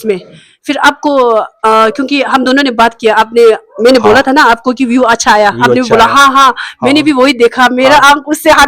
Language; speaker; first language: Hindi; non-native, local second language; Tibetan